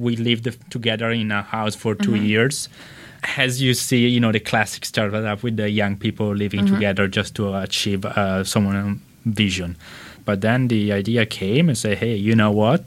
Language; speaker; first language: English; non-native, fluent; Italian